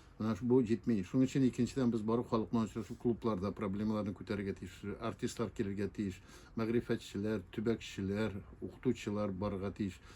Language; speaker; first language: Tatar; native; Tatar